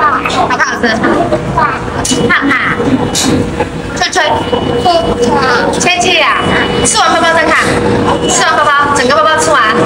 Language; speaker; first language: Chinese; native; Chinese